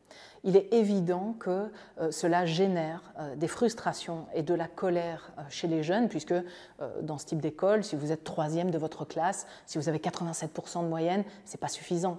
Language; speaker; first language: French; native; French